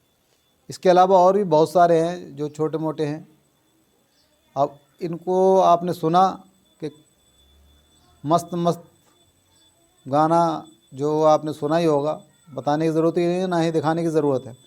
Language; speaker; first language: Urdu; native; Urdu